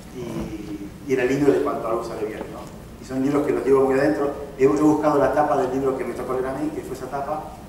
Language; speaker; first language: Spanish; native; Spanish